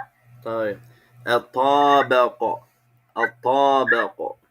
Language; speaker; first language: Arabic; non-native, fluent; English